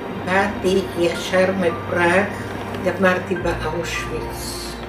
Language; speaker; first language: Hebrew; non-native, learner; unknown